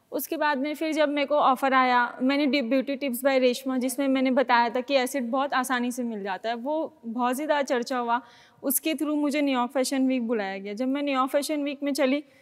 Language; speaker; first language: Hindi; native; Hindi